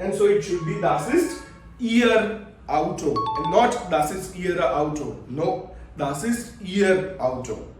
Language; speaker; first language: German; non-native, fluent; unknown